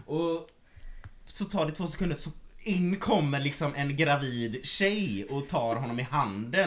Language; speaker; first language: Swedish; native; Swedish